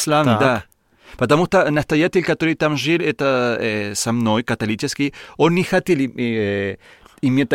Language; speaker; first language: Russian; non-native, learner; Spanish